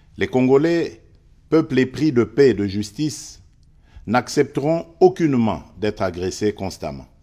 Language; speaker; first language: French; non-native, local second language; Luba-Lulua